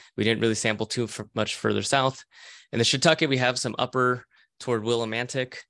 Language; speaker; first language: English; native; English